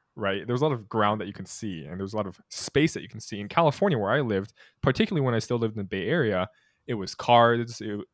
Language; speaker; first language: English; early bilingual, other home language; Chinese